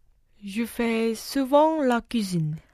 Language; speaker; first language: French; non-native, learner; Korean